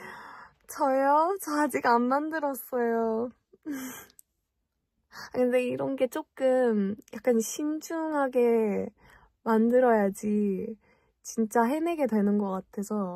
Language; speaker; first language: Korean; early bilingual, heritage; English